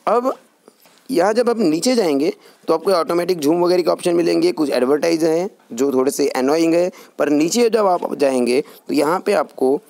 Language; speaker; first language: Hindi; non-native, local second language; Marathi